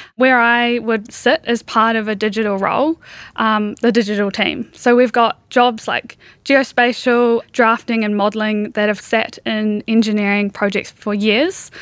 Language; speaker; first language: English; native; English